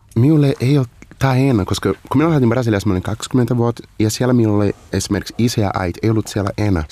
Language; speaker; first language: Finnish; non-native, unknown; Portuguese